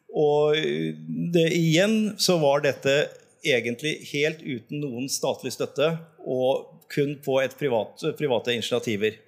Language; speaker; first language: Norwegian; native; Norwegian